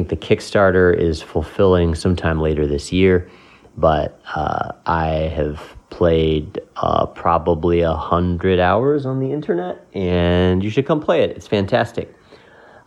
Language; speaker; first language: English; non-native, fluent; French